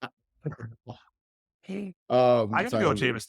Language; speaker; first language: English; native; English